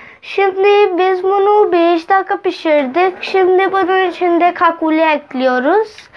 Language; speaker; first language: Turkish; non-native, learner; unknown